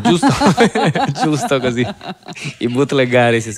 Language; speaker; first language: Italian; native; Italian